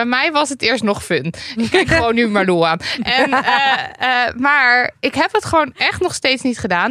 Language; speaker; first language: Dutch; native; Dutch